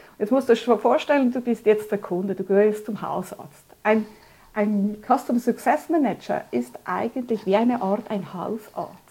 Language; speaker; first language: German; early bilingual, other home language; Spanish